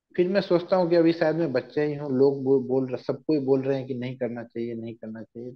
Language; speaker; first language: Hindi; native; Hindi